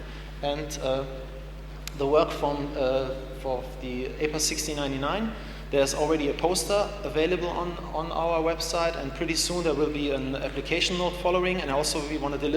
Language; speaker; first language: English; non-native, fluent; German